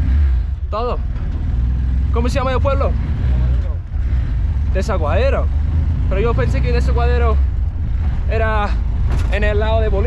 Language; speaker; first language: Spanish; non-native, fluent; English